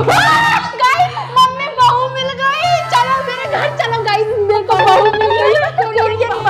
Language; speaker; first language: Hindi; native; Hindi